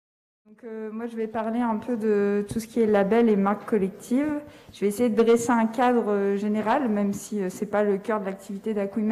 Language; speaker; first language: French; native; French